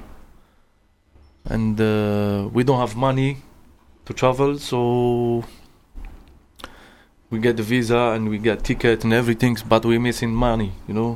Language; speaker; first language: English; non-native, learner; Arabic